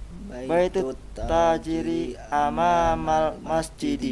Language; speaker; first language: Arabic; non-native, learner; Indonesian